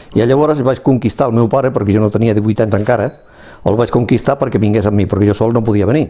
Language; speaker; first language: Catalan; non-native, local second language; Spanish